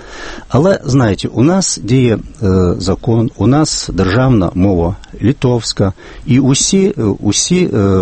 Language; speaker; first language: Ukrainian; non-native, fluent; Lithuanian